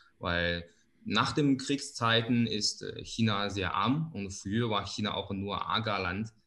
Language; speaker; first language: German; non-native, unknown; Chinese